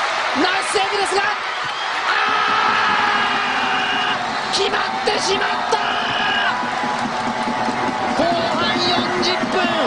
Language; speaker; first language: Japanese; native; Japanese